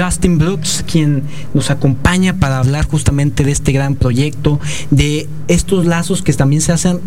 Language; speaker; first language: Spanish; native; Spanish